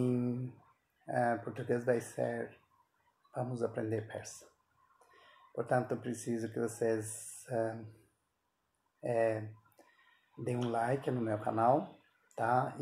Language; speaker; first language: Portuguese; non-native, fluent; Persian